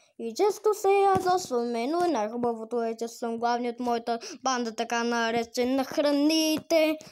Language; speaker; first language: Bulgarian; native; Bulgarian